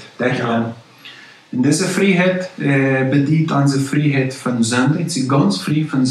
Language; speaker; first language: German; non-native, local second language; Plautdietsch